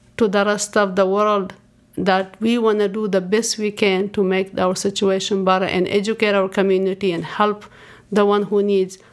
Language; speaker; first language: English; non-native, fluent; Persian